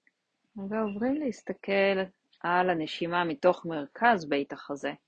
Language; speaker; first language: Hebrew; native; Hebrew